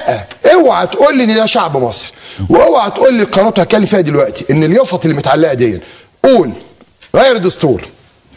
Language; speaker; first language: Arabic; native; Arabic